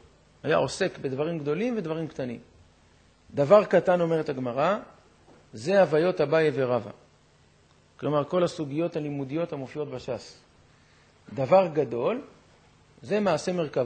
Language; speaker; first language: Hebrew; native; Hebrew